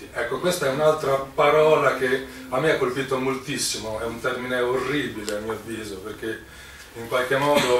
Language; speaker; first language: Italian; native; Italian